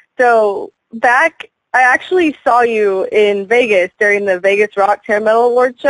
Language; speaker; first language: English; native; English